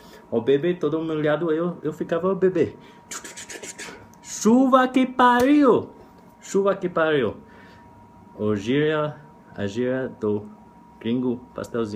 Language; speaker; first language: Portuguese; non-native, learner; English